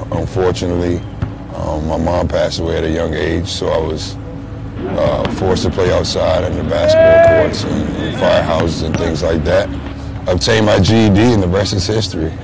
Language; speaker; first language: English; native; English